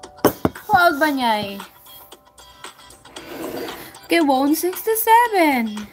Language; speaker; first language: Dutch; non-native, learner; Filipino